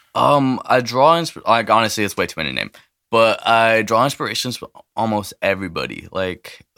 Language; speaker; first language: English; native; English